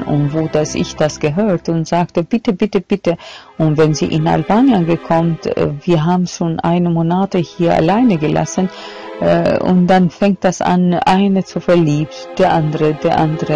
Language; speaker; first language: German; non-native, fluent; Albanian